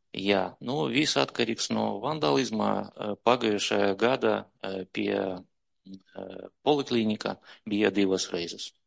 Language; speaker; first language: Latvian; non-native, local second language; Russian